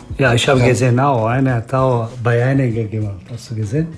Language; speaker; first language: German; non-native, learner; Turkish